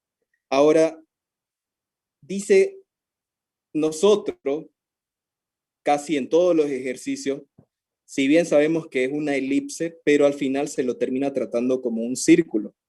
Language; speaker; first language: Spanish; native; Spanish